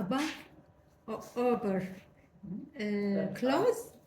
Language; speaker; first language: English; non-native, learner; Arabic